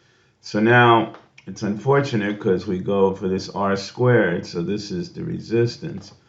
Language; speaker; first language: English; native; English